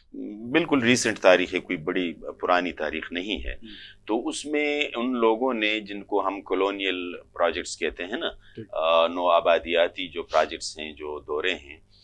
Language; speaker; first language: Urdu; non-native, local second language; Pashto